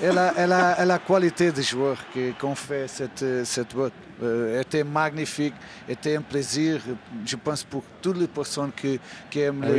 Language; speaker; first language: French; non-native, learner; Portuguese